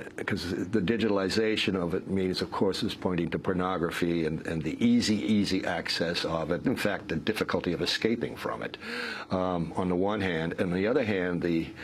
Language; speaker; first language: English; native; English